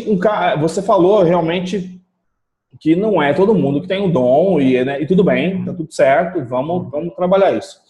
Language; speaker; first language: Portuguese; native; Portuguese